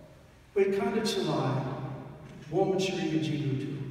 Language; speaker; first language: Chinese; non-native, fluent; English